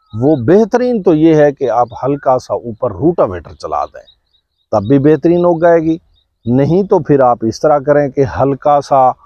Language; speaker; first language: Urdu; non-native, local second language; Saraiki